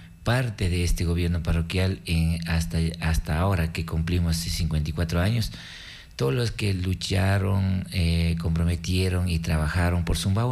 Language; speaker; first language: Spanish; native; Spanish